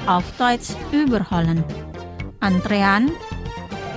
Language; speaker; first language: German; non-native, fluent; Indonesian